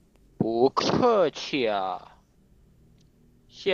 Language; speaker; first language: Chinese; non-native, learner; Indonesian